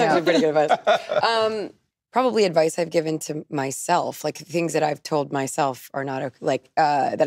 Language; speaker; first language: English; native; English